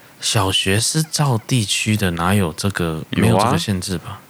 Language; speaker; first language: Chinese; native; Chinese